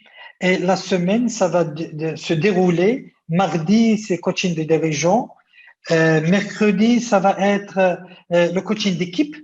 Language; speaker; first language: French; non-native, local second language; Arabic